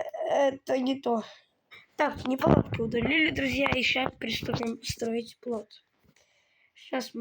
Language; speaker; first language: Russian; native; Russian